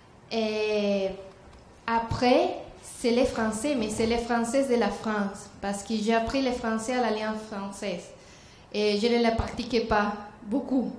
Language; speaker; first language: French; non-native, learner; Spanish